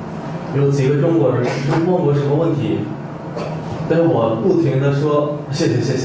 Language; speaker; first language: Chinese; non-native, fluent; Korean